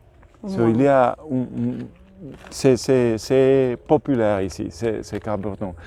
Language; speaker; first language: French; non-native, learner; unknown